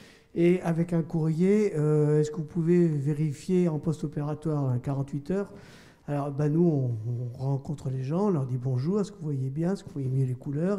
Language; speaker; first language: French; native; French